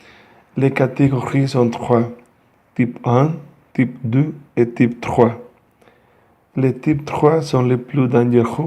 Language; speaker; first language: French; non-native, learner; Spanish